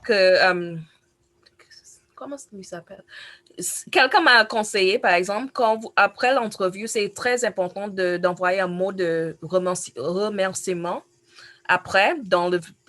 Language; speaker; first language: French; non-native, fluent; English